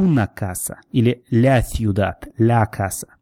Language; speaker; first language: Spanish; non-native, fluent; Russian